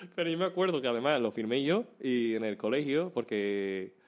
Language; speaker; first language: Spanish; non-native, fluent; English